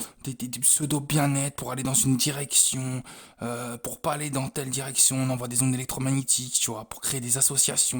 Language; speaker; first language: French; native; French